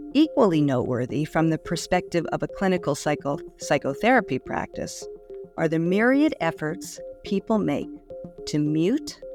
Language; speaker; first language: English; native; English